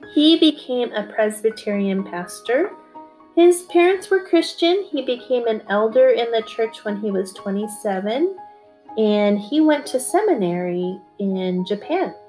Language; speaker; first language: English; early bilingual, other home language; Korean